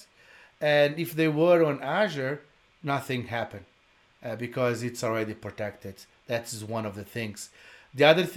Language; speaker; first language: English; non-native, fluent; Portuguese